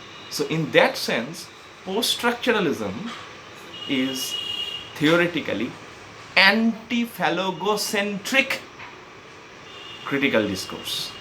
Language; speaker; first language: English; non-native, local second language; Bangla